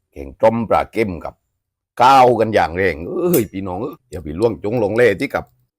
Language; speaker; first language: Thai; native; Thai